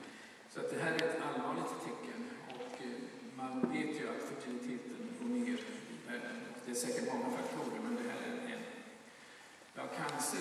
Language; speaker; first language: Swedish; native; Swedish